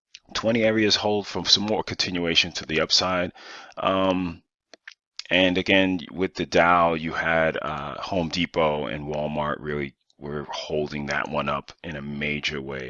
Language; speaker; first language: English; native; English